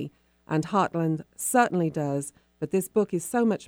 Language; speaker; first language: English; native; English